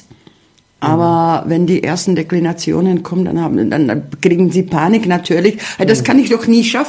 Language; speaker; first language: German; early bilingual, heritage; German